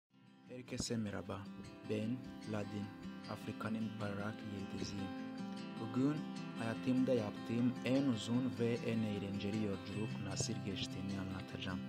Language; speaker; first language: Turkish; non-native, fluent; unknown